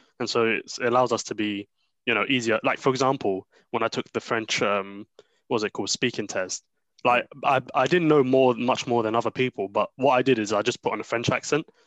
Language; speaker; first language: English; early bilingual, other home language; Arabic